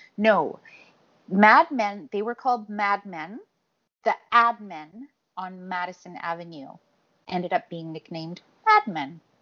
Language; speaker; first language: English; native; English